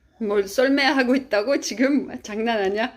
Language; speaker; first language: Korean; non-native, fluent; French